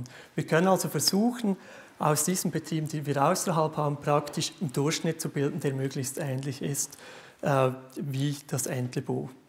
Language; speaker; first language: German; native; German